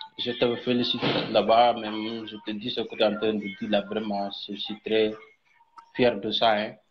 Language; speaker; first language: French; non-native, local second language; Wolof